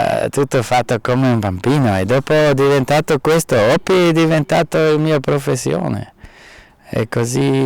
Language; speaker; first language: Italian; non-native, fluent; German